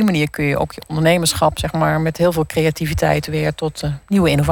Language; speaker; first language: Dutch; native; Dutch